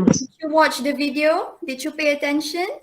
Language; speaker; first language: English; non-native, local second language; Malay